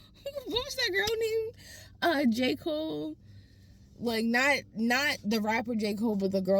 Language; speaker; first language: English; native; English